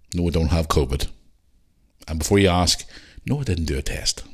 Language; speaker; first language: English; native; English